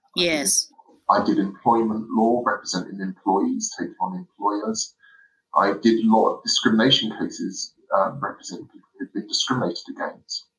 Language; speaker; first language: English; native; English